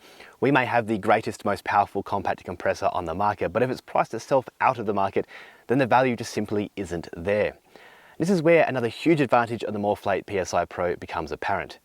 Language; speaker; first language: English; native; English